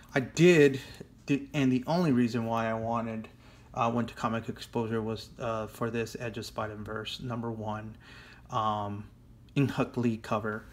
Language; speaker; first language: English; native; English